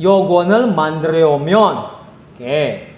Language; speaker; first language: Korean; non-native, fluent; Indonesian